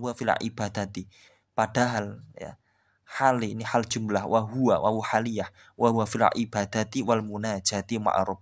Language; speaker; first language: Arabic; non-native, fluent; Indonesian